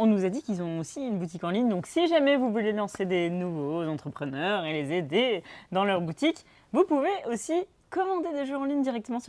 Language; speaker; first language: French; native; French